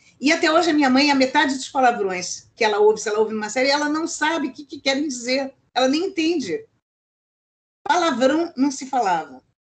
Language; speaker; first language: Portuguese; native; Portuguese